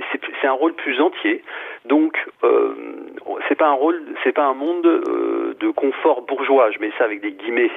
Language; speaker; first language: French; native; French